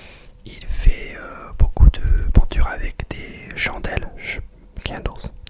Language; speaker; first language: French; non-native, fluent; English